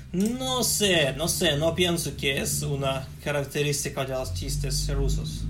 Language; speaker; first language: Spanish; non-native, learner; Russian